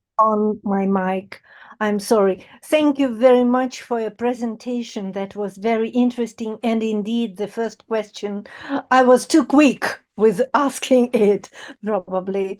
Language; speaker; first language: English; non-native, fluent; Russian